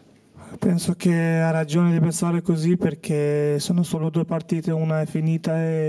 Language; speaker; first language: Italian; non-native, fluent; Albanian